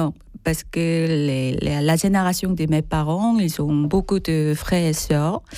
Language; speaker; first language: French; non-native, fluent; Korean